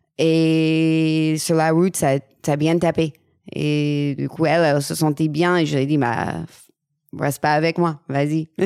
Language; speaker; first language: French; non-native, fluent; English